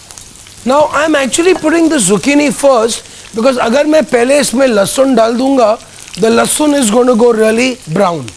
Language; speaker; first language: English; non-native, local second language; Hindi